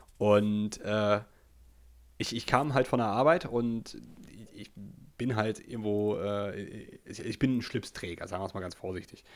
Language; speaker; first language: German; early bilingual, other home language; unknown